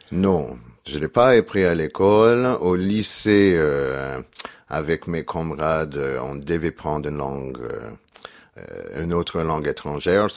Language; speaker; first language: French; non-native, fluent; English